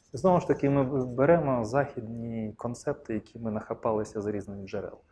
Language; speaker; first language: Ukrainian; non-native, local second language; Russian